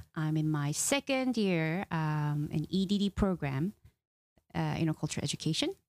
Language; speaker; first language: English; non-native, fluent; Korean